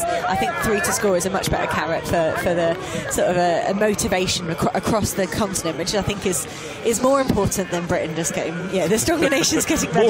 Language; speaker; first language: English; native; English